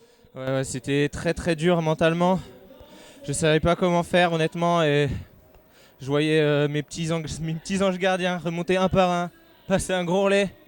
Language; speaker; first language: French; native; French